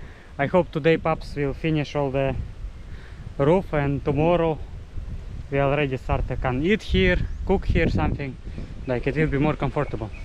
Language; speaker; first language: English; non-native, learner; Russian